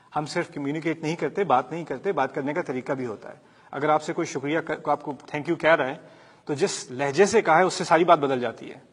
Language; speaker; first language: Urdu; early bilingual, heritage; Urdu